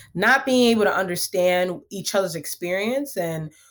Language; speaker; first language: English; early bilingual, other home language; Akan